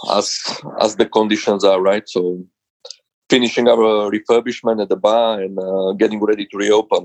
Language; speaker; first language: English; non-native, fluent; Slovak